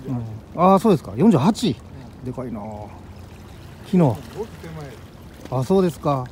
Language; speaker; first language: Japanese; native; Japanese